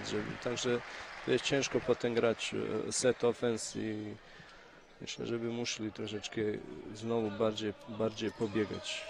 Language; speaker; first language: Polish; non-native, fluent; Bosnian